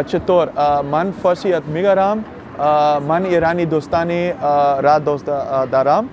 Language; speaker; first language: Persian; non-native, learner; Dutch